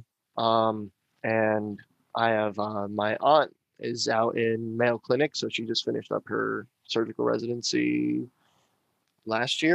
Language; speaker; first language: English; native; English